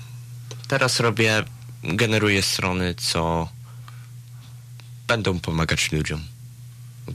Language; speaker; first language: Polish; early bilingual, other home language; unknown